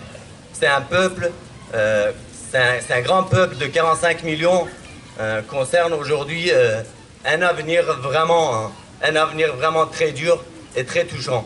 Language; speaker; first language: French; non-native, fluent; Kurdish